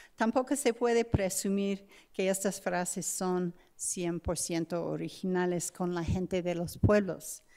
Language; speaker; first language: Spanish; non-native, fluent; English